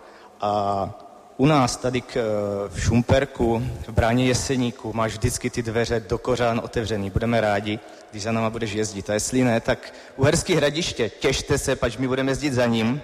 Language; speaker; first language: Czech; native; Czech